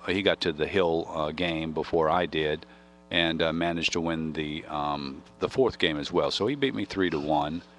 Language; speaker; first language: English; native; English